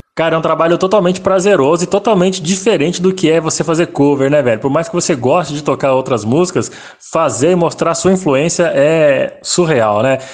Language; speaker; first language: Portuguese; native; Portuguese